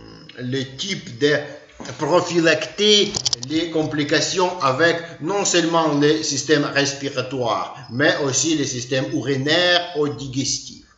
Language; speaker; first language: French; non-native, learner; Ukrainian